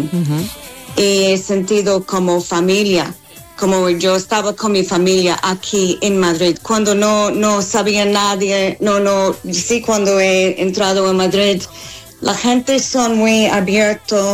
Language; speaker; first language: Spanish; non-native, learner; English